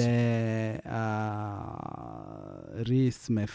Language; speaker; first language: Swedish; non-native, fluent; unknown